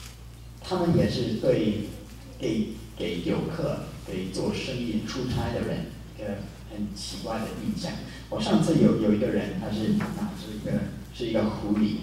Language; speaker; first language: Chinese; non-native, fluent; English